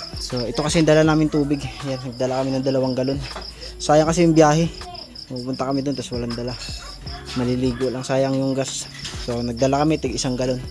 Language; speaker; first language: Filipino; non-native, local second language; Cebuano